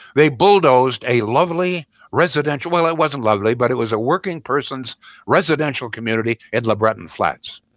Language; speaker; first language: English; native; English